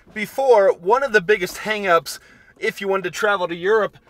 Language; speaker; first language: English; native; English